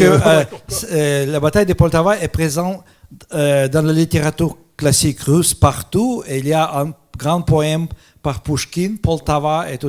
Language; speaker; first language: French; non-native, fluent; Russian